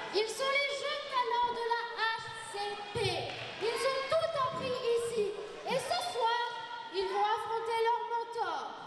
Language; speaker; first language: French; native; French